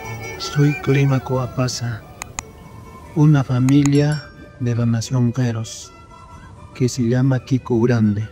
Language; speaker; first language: Spanish; non-native, local second language; Quechua